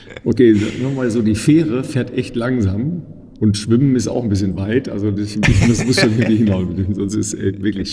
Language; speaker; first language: German; native; German